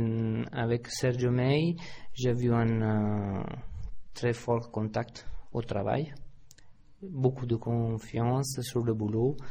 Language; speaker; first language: French; non-native, fluent; Italian